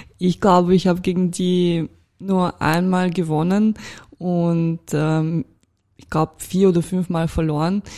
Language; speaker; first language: German; non-native, fluent; Russian